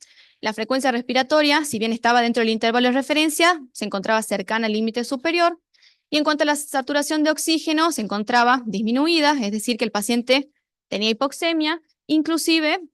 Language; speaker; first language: Spanish; native; Spanish